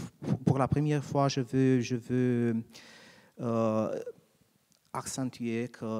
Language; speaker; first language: French; non-native, learner; Romanian